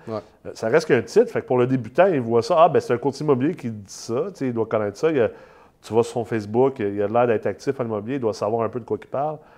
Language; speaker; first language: French; native; French